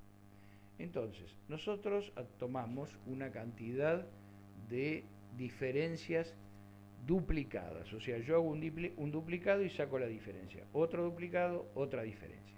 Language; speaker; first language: Spanish; native; Spanish